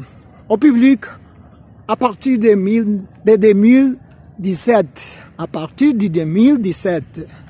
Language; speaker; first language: French; non-native, fluent; Spanish